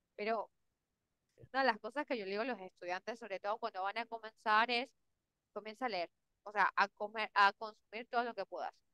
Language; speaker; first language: Spanish; native; Spanish